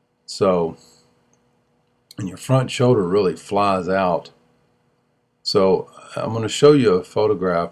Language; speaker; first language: English; native; English